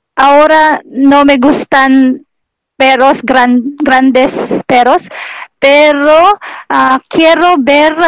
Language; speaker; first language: Spanish; non-native, learner; Filipino